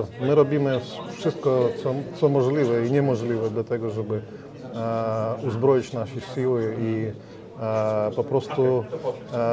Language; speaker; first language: Polish; non-native, learner; Ukrainian